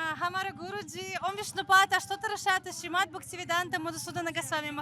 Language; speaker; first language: Hindi; non-native, learner; Russian